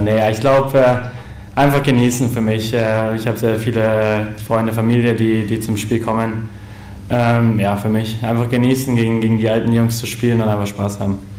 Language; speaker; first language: German; native; German